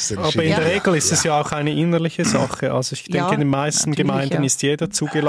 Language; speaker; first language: German; native; German